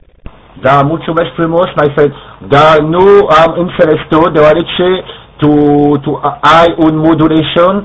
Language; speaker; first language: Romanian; non-native, learner; French